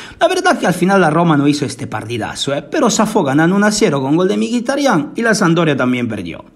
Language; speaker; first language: Spanish; non-native, fluent; Italian